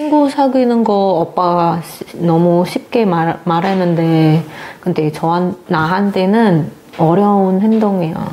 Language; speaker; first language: Korean; non-native, learner; Indonesian